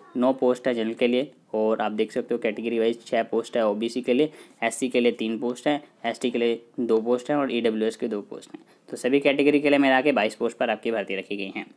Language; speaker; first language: Hindi; native; Hindi